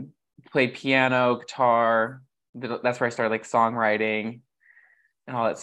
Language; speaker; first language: English; native; English